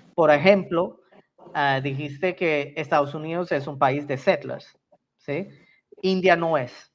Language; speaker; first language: Spanish; non-native, fluent; Tamil